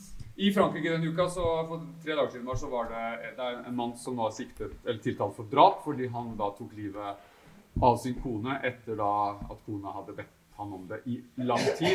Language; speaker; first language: Norwegian; native; Norwegian